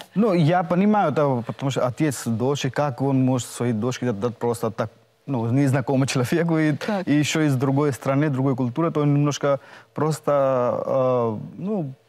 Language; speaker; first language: Russian; non-native, fluent; Hindi